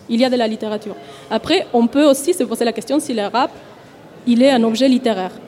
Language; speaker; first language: French; non-native, fluent; Spanish